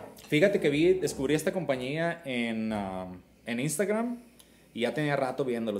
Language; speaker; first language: Spanish; native; Spanish